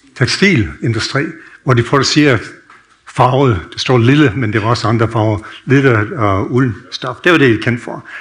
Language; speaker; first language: Danish; non-native, fluent; English